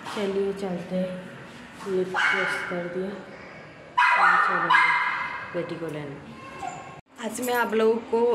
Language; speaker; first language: Hindi; non-native, local second language; Bangla